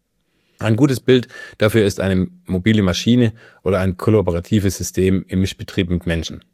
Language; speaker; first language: German; native; German